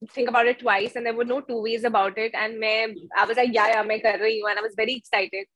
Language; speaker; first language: Hindi; native; Hindi